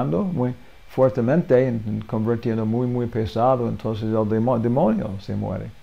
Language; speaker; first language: Spanish; non-native, learner; English